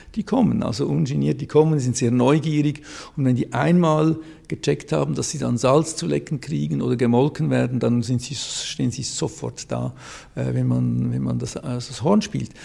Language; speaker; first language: German; native; German